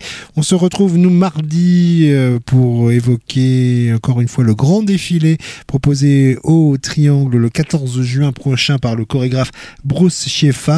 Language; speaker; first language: French; native; French